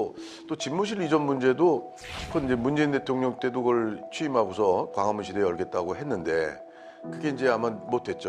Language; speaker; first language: Korean; native; Korean